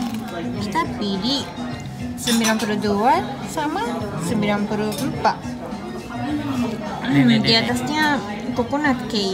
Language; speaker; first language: Indonesian; non-native, learner; Japanese